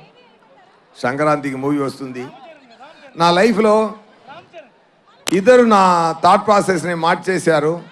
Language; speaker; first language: Telugu; non-native, learner; Tamil